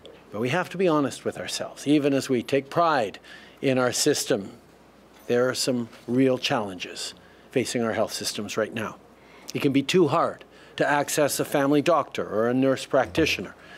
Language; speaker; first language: English; native; English